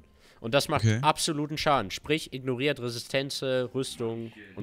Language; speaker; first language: German; native; German